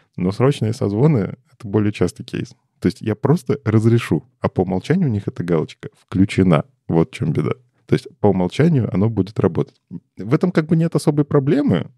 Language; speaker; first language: Russian; native; Russian